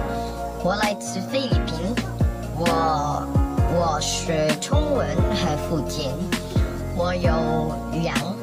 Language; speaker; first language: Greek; non-native, learner; Filipino